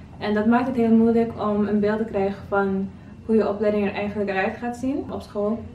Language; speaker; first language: Dutch; non-native, local second language; Papiamento